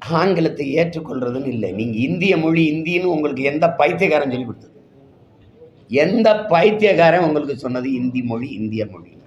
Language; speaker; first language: Tamil; native; Tamil